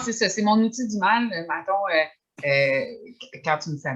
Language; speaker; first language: French; native; French